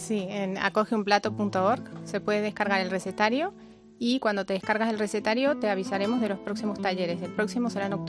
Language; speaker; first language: Spanish; native; Spanish